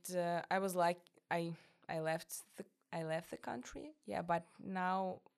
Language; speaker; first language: English; non-native, fluent; Russian